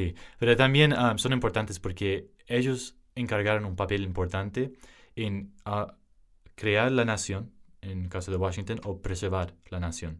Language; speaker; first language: Spanish; early bilingual, heritage; English